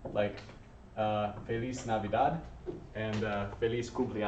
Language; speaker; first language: Spanish; non-native, fluent; English